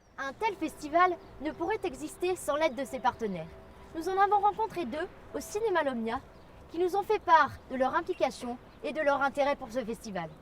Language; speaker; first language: French; native; French